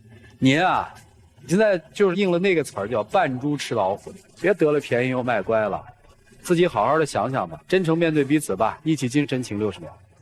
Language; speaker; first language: Chinese; native; Chinese